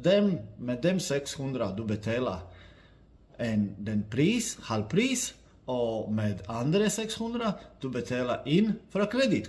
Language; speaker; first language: Danish; non-native, fluent; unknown